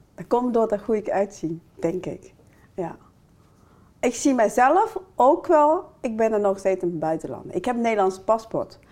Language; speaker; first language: Dutch; non-native, fluent; Chinese